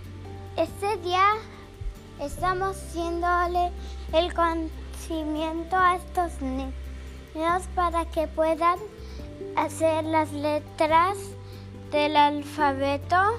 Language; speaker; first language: Spanish; early bilingual, heritage; Spanish